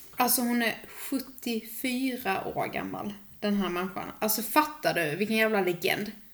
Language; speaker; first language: Swedish; native; Swedish